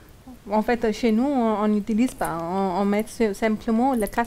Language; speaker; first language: French; non-native, learner; Hindi